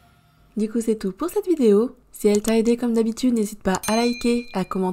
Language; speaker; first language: French; native; French